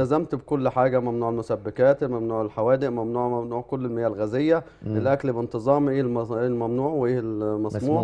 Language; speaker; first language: Arabic; native; Arabic